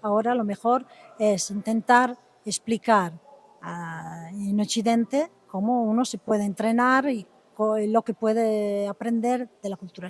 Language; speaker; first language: Spanish; non-native, fluent; Italian